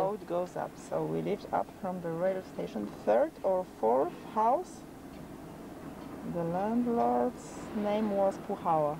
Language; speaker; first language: English; non-native, learner; Polish